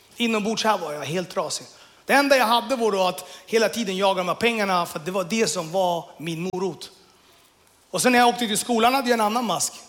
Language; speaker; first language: Swedish; early bilingual, other home language; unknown